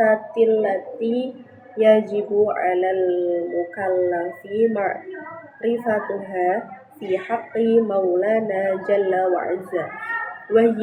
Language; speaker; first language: Arabic; non-native, learner; Indonesian